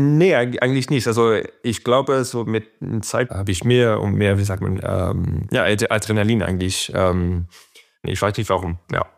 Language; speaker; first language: German; non-native, fluent; French